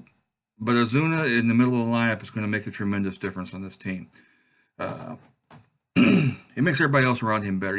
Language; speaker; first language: English; native; English